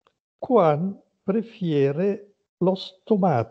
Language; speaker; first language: Spanish; non-native, learner; Italian